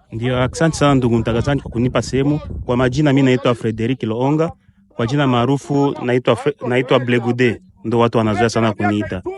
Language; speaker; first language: Swahili; native; Swahili